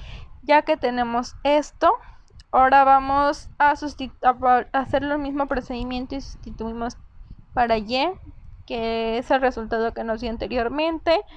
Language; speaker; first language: Spanish; native; Spanish